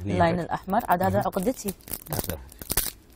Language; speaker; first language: Arabic; native; Arabic